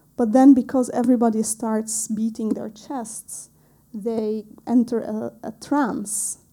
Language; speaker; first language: English; non-native, fluent; Arabic